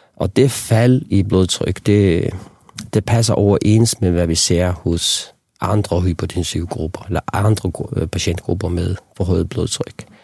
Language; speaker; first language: Danish; non-native, local second language; Faroese